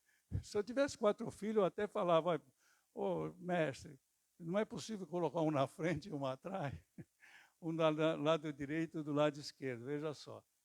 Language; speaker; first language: Portuguese; native; Portuguese